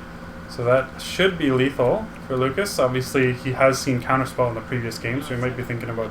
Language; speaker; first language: English; native; English